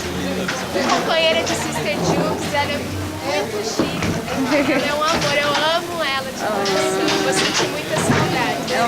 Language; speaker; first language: Portuguese; non-native, local second language; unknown